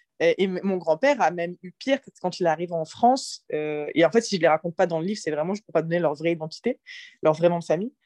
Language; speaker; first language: French; early bilingual, other home language; Arabic